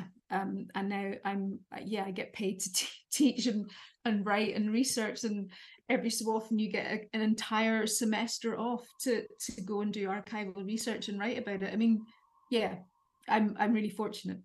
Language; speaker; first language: English; native; English